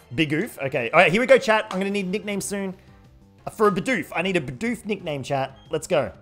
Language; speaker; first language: English; native; English